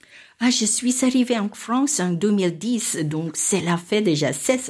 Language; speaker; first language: French; non-native, fluent; Filipino